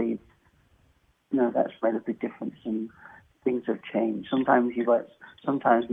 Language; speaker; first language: English; native; English